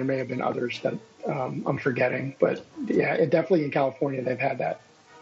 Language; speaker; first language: English; native; English